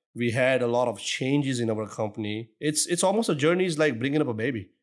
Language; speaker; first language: English; non-native, local second language; Gujarati